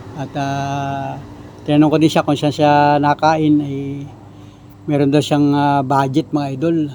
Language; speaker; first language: Filipino; native; Filipino